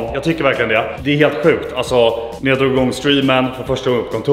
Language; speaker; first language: Swedish; native; Swedish